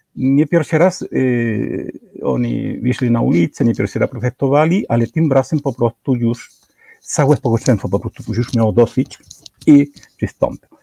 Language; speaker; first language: Polish; non-native, fluent; Spanish